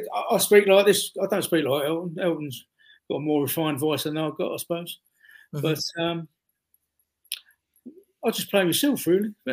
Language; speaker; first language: English; native; English